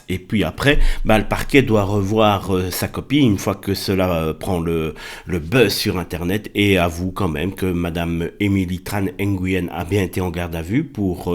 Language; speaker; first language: French; native; French